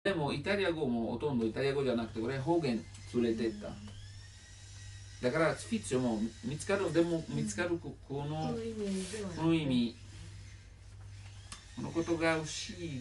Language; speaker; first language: Japanese; non-native, learner; Italian